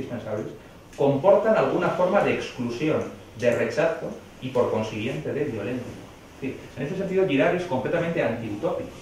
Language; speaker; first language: Spanish; native; Spanish